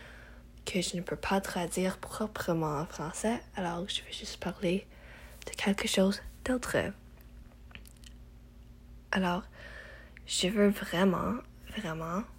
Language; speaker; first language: French; non-native, learner; English